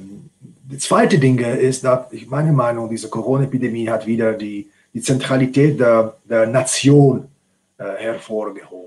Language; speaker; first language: German; non-native, fluent; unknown